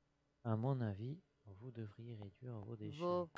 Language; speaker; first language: French; non-native, learner; English